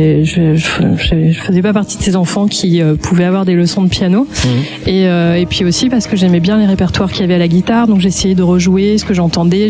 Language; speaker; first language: French; native; French